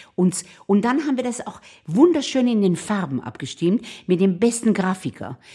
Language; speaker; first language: German; non-native, fluent; Hebrew